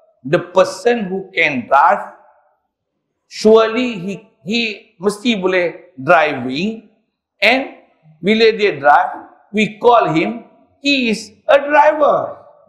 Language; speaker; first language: English; non-native, local second language; Malay